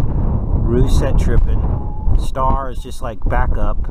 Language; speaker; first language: English; native; English